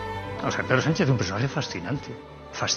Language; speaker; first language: Spanish; native; Spanish